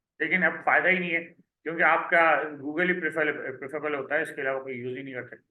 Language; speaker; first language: Urdu; native; Urdu